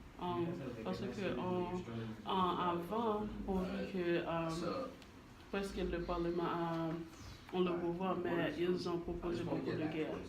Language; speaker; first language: French; non-native, learner; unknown